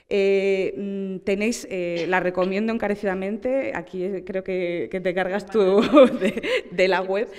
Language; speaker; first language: Spanish; native; Spanish